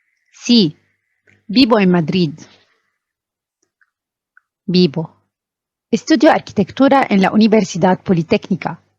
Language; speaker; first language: Spanish; non-native, fluent; Arabic